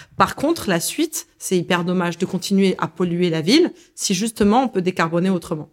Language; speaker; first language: French; early bilingual, other home language; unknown